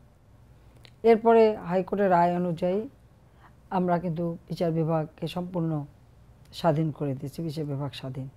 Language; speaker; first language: Bangla; native; Bangla